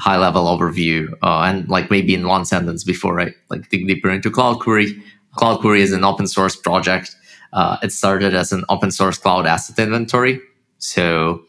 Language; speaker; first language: English; non-native, fluent; Russian